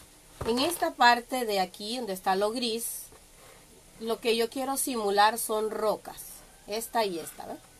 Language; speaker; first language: Spanish; native; Spanish